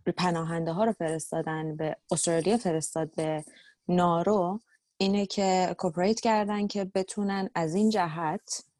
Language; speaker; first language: Persian; native; Persian